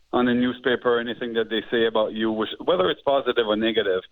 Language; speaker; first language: English; native; English